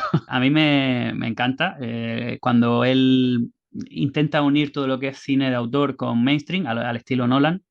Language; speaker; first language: Spanish; native; Spanish